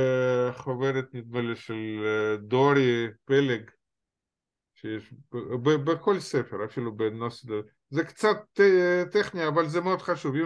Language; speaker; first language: Hebrew; non-native, fluent; Russian